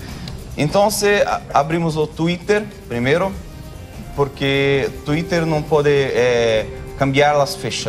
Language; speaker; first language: Spanish; non-native, local second language; Portuguese